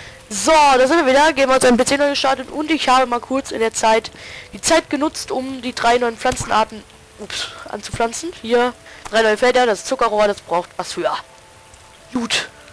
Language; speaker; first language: German; native; German